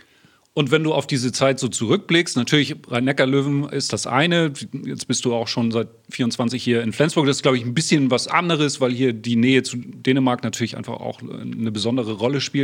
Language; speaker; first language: German; native; German